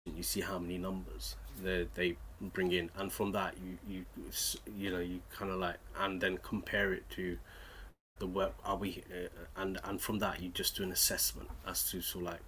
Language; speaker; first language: English; native; English